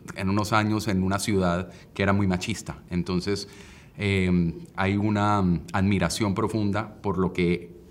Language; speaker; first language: Spanish; native; Spanish